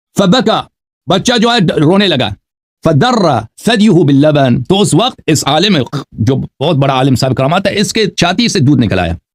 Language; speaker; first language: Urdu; non-native, fluent; Persian